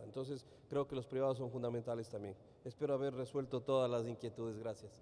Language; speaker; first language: Spanish; native; Spanish